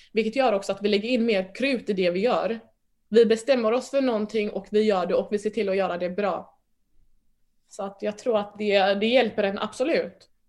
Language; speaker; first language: Swedish; early bilingual, other home language; Mandingo